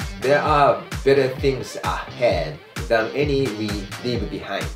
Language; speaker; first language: English; non-native, fluent; Japanese